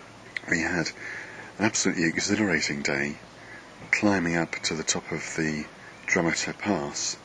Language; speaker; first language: English; native; English